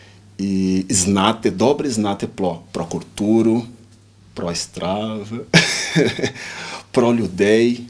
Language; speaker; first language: Ukrainian; non-native, learner; Portuguese